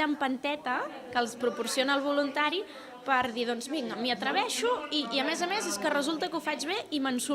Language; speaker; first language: Catalan; native; Catalan